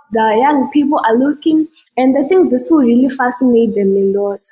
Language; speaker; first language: English; non-native, local second language; Shona